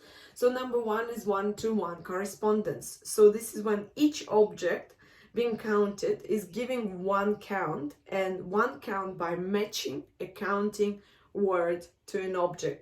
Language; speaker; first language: English; non-native, fluent; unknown